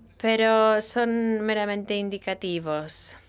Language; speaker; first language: Spanish; non-native, fluent; Italian